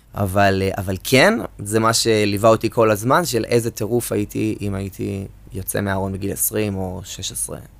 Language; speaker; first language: Hebrew; native; Hebrew